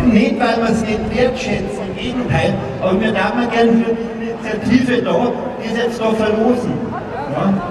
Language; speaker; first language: German; native; German